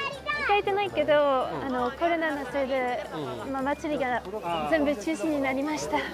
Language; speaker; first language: Japanese; non-native, fluent; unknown